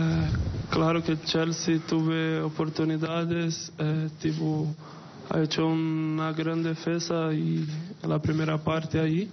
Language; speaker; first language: Spanish; non-native, fluent; Portuguese